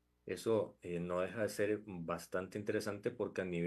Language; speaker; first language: Spanish; native; Spanish